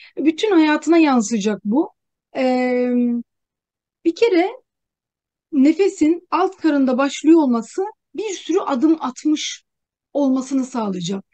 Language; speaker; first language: Turkish; native; Turkish